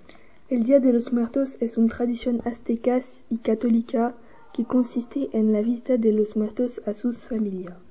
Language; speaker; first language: Spanish; non-native, learner; French